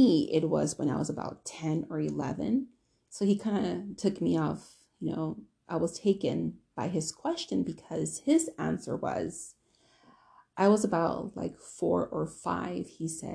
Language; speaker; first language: English; native; English